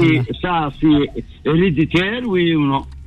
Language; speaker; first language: French; non-native, learner; Arabic